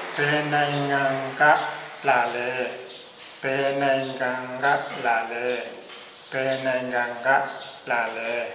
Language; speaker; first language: Thai; non-native, fluent; Burmese